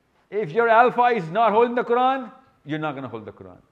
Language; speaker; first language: English; non-native, local second language; Urdu